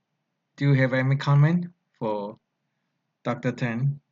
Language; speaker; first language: English; non-native, learner; Chinese